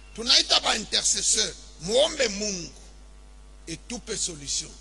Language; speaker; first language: French; non-native, local second language; Swahili